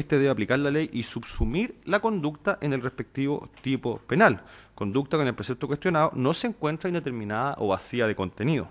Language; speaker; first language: Spanish; native; Spanish